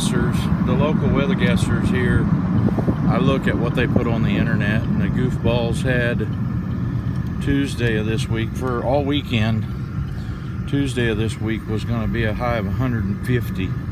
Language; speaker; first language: English; native; English